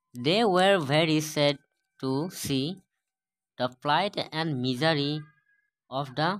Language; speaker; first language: English; non-native, local second language; Assamese